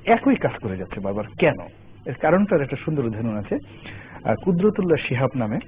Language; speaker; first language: Bangla; native; Bangla